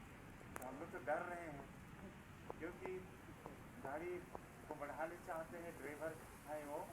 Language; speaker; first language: Hindi; native; Hindi